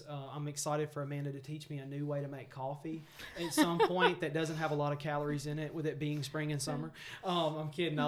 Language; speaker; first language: English; native; English